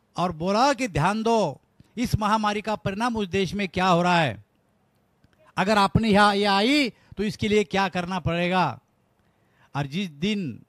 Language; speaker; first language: Hindi; non-native, local second language; Marathi